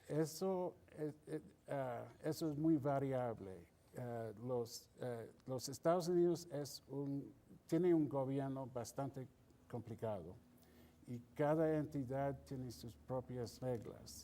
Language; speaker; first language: Spanish; non-native, fluent; English